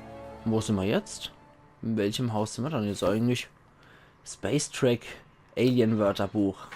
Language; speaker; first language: German; native; German